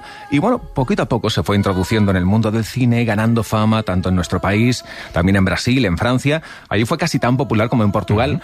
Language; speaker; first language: Spanish; native; Spanish